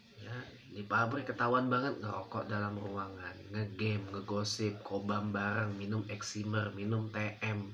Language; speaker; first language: Indonesian; non-native, fluent; English